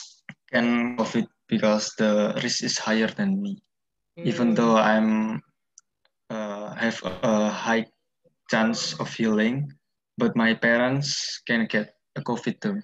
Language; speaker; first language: English; non-native, learner; Indonesian